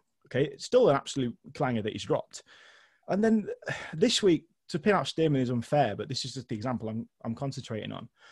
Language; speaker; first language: English; native; English